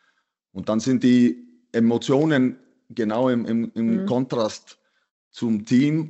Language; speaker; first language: German; non-native, fluent; Icelandic